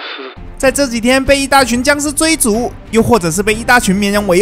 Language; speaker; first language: Chinese; native; Chinese